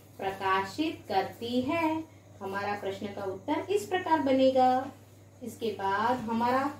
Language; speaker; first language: Hindi; non-native, local second language; Gujarati